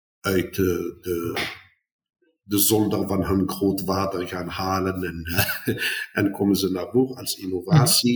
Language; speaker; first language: Dutch; non-native, fluent; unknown